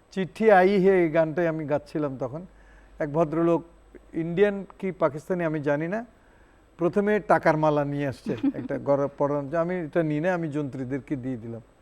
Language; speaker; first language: Bangla; non-native, local second language; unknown